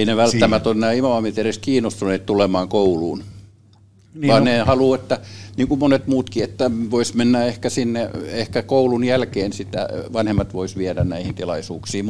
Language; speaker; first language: Finnish; native; Finnish